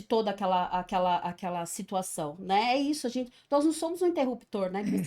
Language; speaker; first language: Portuguese; native; Portuguese